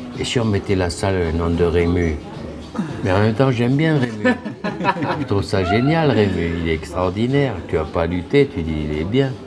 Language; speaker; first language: French; early bilingual, other home language; Spanish